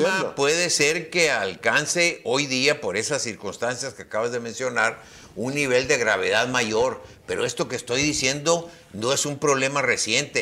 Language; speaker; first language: Spanish; native; Spanish